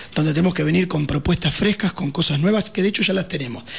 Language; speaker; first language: Spanish; native; Spanish